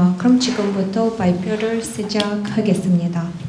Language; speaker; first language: Korean; non-native, learner; Russian